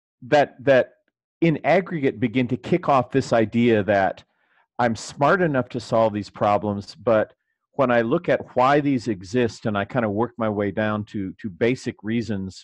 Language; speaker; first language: English; native; English